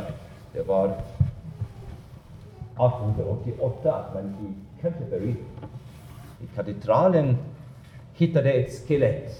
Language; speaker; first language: Swedish; non-native, fluent; German